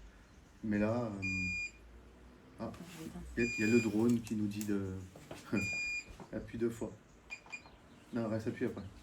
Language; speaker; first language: French; native; French